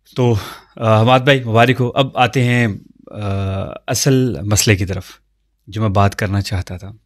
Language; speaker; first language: Urdu; non-native, local second language; Punjabi